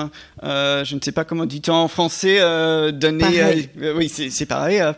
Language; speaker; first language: French; non-native, fluent; English